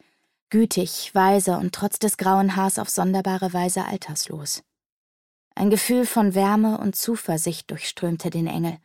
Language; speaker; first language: German; native; German